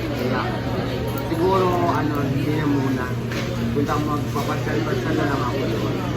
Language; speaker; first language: Filipino; non-native, local second language; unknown